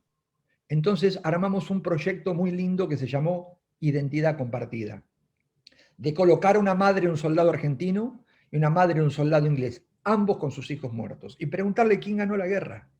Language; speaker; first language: Spanish; native; Spanish